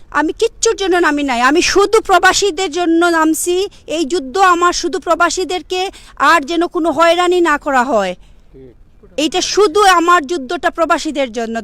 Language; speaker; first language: Bangla; native; Bangla